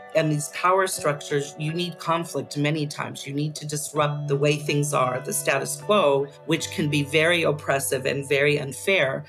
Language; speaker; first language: English; native; English